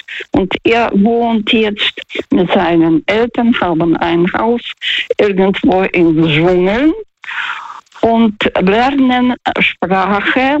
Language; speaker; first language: German; non-native, fluent; Russian